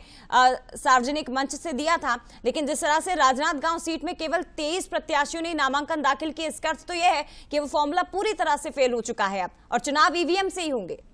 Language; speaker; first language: Hindi; native; Hindi